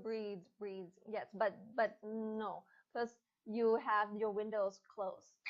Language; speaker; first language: English; non-native, fluent; Thai